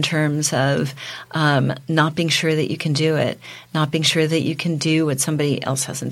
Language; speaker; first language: English; native; English